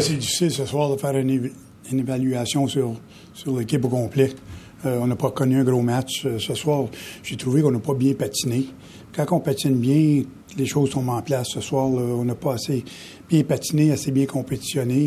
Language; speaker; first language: French; native; French